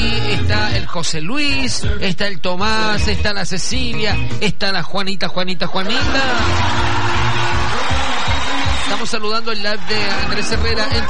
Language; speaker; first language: Spanish; native; Spanish